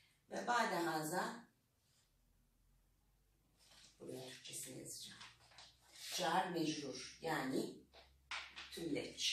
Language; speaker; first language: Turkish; non-native, fluent; Arabic